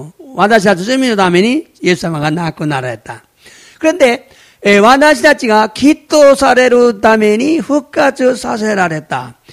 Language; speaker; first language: Japanese; non-native, fluent; Korean